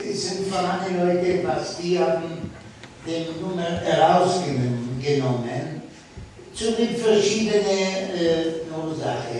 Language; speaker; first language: German; non-native, learner; Yiddish